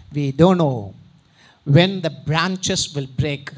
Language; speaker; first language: English; non-native, local second language; Tamil